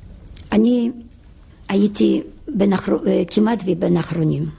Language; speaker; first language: Hebrew; non-native, fluent; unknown